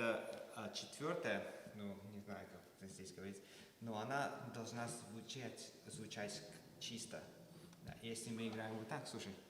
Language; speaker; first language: Russian; early bilingual, heritage; Russian